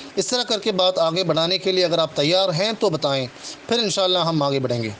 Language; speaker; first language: Urdu; non-native, fluent; Malayalam